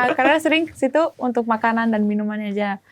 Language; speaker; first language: Indonesian; non-native, learner; German